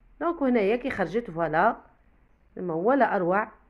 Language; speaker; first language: Arabic; native; Arabic